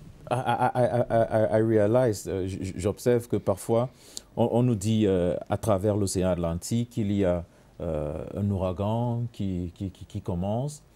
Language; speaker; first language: French; non-native, local second language; English